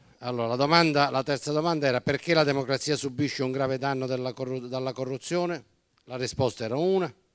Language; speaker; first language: Italian; native; Italian